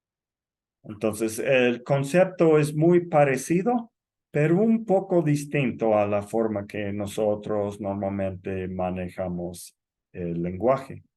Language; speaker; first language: Spanish; non-native, fluent; English